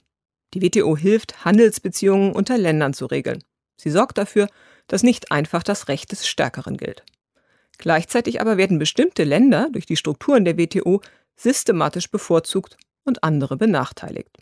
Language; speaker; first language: German; native; German